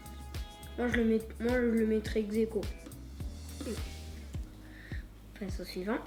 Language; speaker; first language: French; native; French